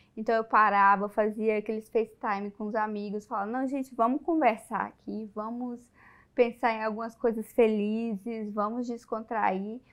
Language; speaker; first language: Portuguese; native; Portuguese